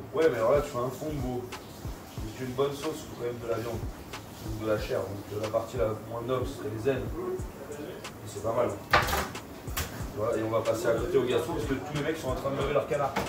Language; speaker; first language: French; native; French